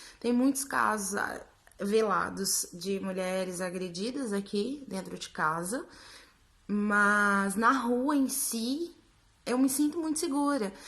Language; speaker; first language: Portuguese; native; Portuguese